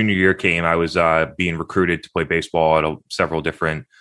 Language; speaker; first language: English; native; English